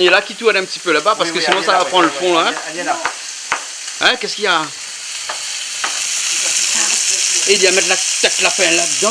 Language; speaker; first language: French; native; French